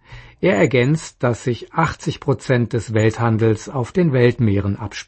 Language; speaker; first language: German; native; German